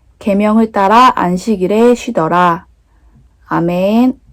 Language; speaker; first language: Korean; native; Korean